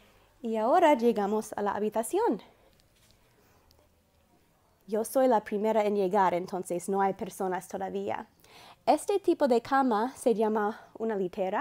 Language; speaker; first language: Spanish; non-native, fluent; English